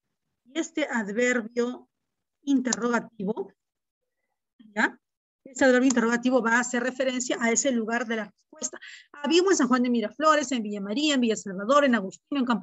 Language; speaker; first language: Spanish; native; Spanish